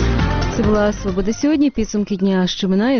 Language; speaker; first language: Ukrainian; native; Ukrainian